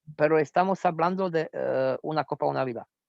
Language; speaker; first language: Spanish; non-native, fluent; Romanian